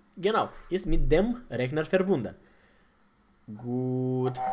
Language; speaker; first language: German; non-native, fluent; Romanian